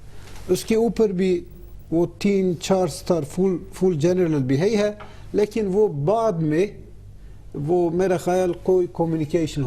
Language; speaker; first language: Hindi; non-native, learner; Turkish